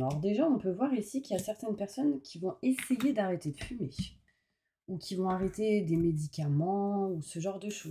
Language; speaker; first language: French; native; French